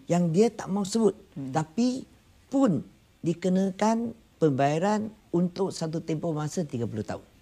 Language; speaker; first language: Malay; non-native, local second language; Chinese